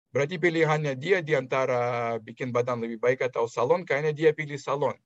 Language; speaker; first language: Indonesian; non-native, fluent; Russian